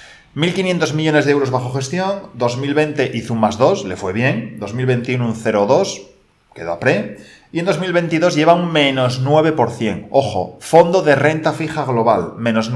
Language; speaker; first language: Spanish; native; Spanish